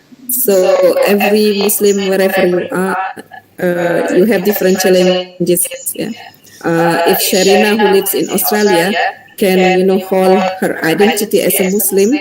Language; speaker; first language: English; non-native, fluent; Indonesian